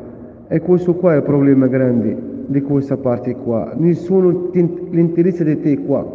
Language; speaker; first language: Italian; non-native, fluent; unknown